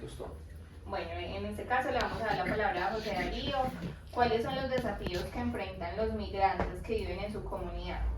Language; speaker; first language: Spanish; native; Spanish